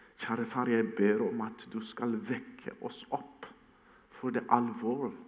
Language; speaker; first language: Norwegian; non-native, fluent; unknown